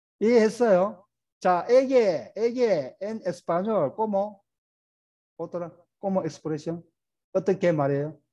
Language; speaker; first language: Korean; native; Korean